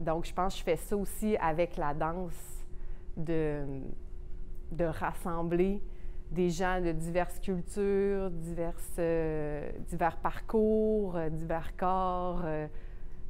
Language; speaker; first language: French; native; French